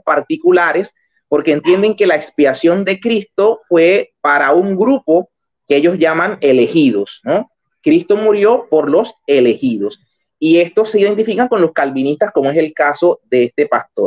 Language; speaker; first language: Spanish; native; Spanish